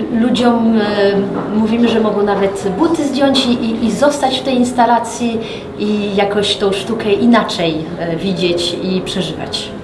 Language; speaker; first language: Polish; early bilingual, heritage; French